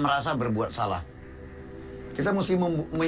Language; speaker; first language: Indonesian; native; Indonesian